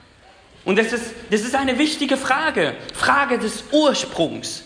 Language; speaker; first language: German; non-native, fluent; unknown